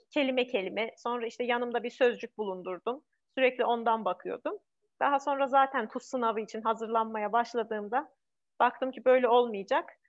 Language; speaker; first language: Turkish; non-native, fluent; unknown